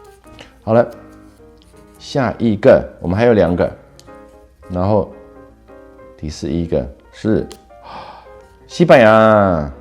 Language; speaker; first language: Chinese; non-native, fluent; Dutch